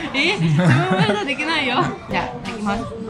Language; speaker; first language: Japanese; non-native, learner; Ukrainian